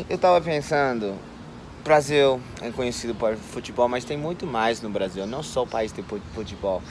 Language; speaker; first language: Portuguese; non-native, fluent; English